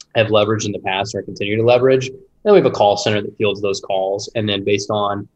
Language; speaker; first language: English; native; English